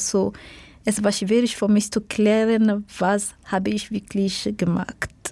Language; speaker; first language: German; non-native, fluent; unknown